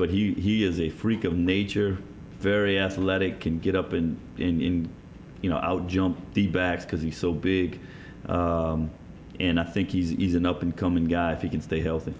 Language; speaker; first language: English; native; English